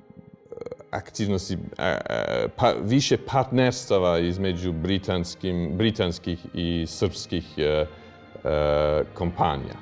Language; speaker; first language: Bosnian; non-native, fluent; English